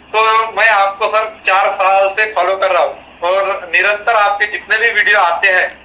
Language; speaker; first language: Hindi; non-native, local second language; Marathi